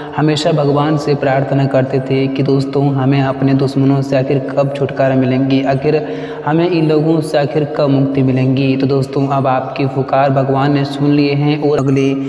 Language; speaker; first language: Hindi; native; Hindi